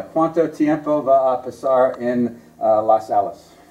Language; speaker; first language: Spanish; non-native, learner; English